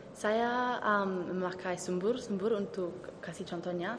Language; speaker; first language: Indonesian; early bilingual, heritage; Indonesian